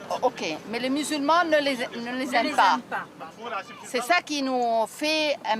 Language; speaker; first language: French; non-native, learner; Arabic